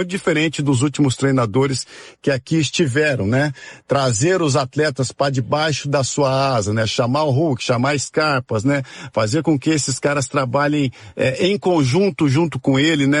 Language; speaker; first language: Portuguese; native; Portuguese